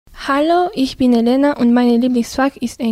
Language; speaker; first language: German; non-native, learner; Romanian